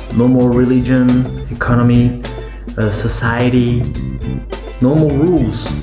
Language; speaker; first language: English; non-native, fluent; Portuguese